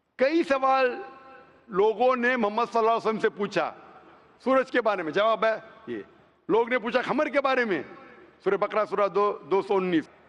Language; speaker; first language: Hindi; non-native, local second language; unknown